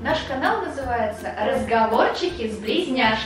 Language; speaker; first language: Russian; native; Russian